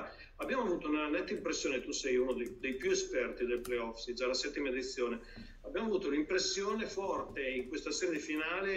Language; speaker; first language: Italian; native; Italian